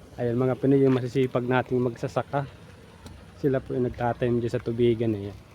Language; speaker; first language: Filipino; non-native, local second language; Bikol